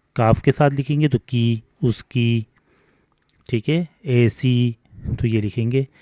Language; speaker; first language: Urdu; native; Urdu